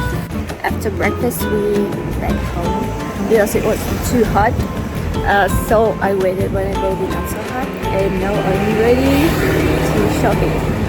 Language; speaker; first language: English; non-native, learner; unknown